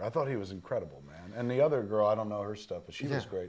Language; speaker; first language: English; native; English